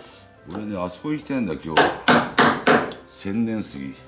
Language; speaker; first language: Japanese; native; Japanese